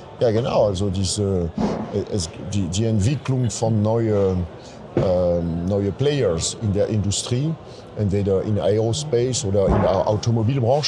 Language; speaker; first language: German; non-native, fluent; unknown